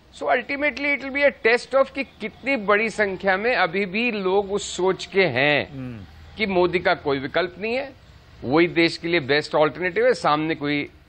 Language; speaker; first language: Hindi; native; Hindi